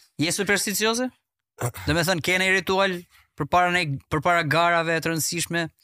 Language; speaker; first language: Albanian; native; Albanian